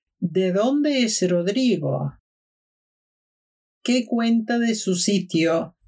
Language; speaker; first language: Spanish; non-native, fluent; Norwegian